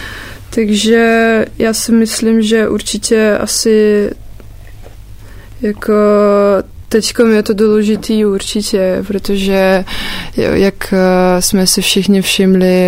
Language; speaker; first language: Czech; non-native, fluent; Russian